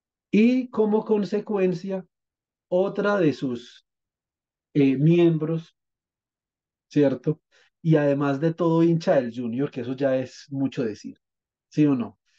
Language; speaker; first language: Spanish; native; Spanish